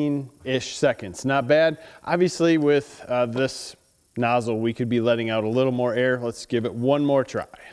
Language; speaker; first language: English; native; English